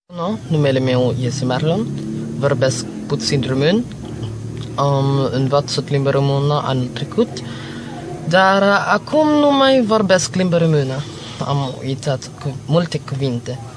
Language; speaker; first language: Romanian; non-native, learner; Filipino